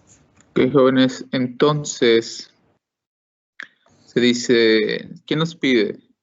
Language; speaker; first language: Spanish; native; Spanish